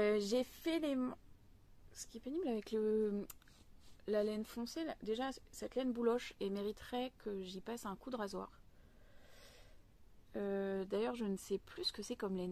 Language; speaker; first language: French; native; French